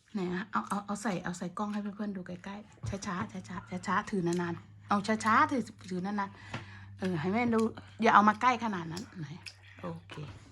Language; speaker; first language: Thai; native; Thai